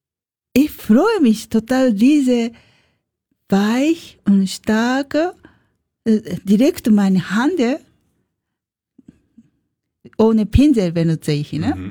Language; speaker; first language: German; non-native, learner; Japanese